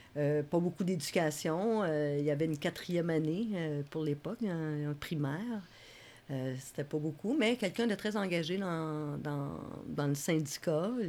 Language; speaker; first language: French; native; French